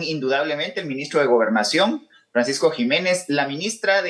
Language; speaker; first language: Spanish; native; Spanish